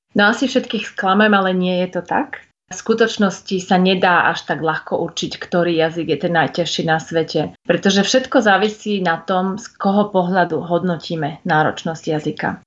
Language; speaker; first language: Slovak; native; Slovak